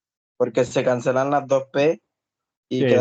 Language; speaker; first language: Spanish; native; Spanish